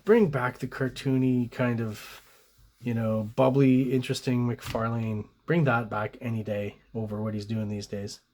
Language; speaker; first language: English; native; English